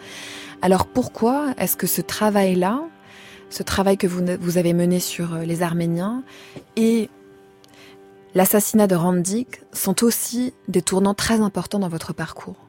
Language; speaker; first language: French; native; French